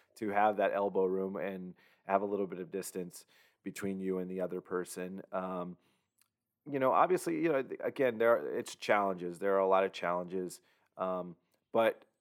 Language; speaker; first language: English; native; English